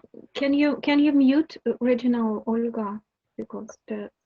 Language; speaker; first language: English; non-native, learner; Russian